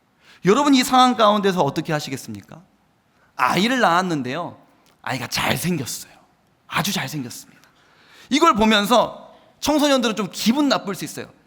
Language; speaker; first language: Korean; native; Korean